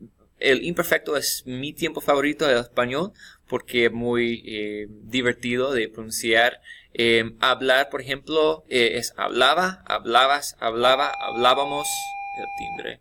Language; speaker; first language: Spanish; non-native, fluent; English